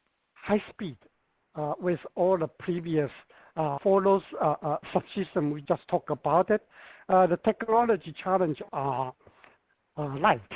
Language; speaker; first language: English; non-native, fluent; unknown